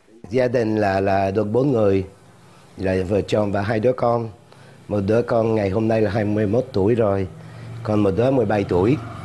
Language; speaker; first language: Vietnamese; non-native, fluent; French